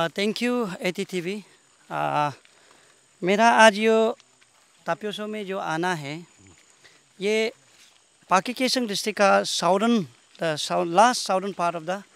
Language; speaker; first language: Hindi; non-native, local second language; Nyishi